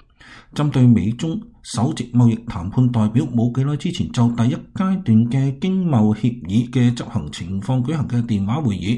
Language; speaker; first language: Chinese; non-native, local second language; Cantonese